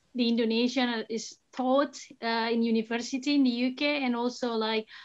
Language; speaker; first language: English; non-native, fluent; Indonesian